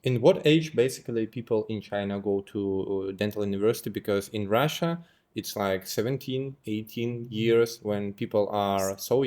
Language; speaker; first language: English; non-native, fluent; Russian